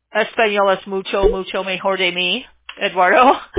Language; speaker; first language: Spanish; non-native, learner; English